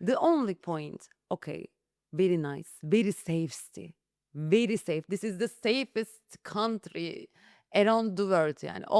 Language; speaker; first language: English; non-native, learner; Turkish